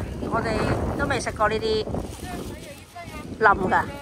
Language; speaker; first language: Chinese; native; Chinese